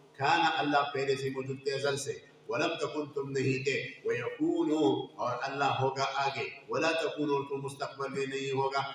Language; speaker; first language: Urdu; non-native, local second language; Pashto